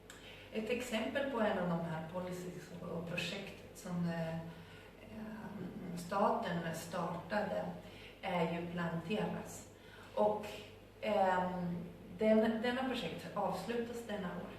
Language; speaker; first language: Swedish; non-native, fluent; Spanish